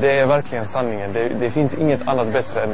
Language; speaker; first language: Swedish; non-native, learner; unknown